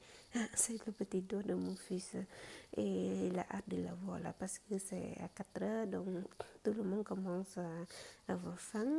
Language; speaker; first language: French; non-native, fluent; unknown